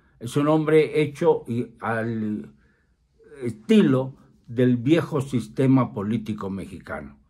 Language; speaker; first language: Spanish; native; Spanish